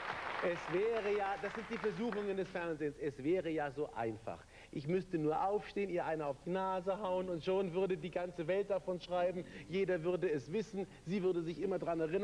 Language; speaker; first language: German; native; German